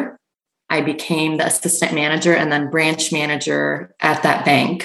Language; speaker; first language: English; native; English